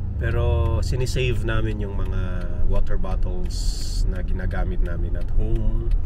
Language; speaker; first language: Filipino; non-native, local second language; Cebuano